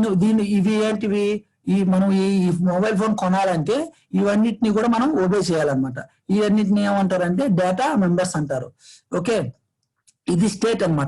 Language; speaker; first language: Telugu; native; Telugu